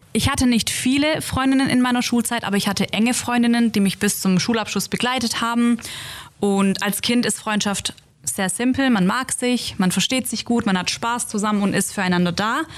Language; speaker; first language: German; native; German